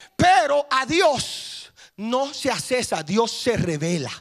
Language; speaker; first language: Spanish; early bilingual, heritage; Spanish